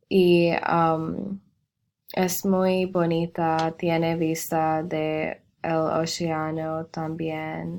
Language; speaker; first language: Spanish; non-native, learner; English